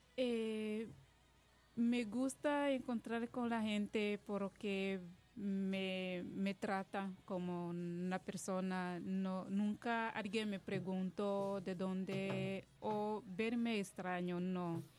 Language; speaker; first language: Spanish; non-native, fluent; Kinyarwanda